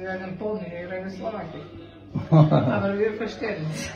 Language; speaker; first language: German; non-native, learner; Slovak